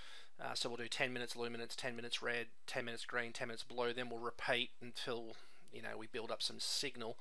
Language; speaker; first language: English; native; English